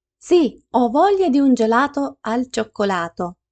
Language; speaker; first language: Italian; non-native, fluent; Ukrainian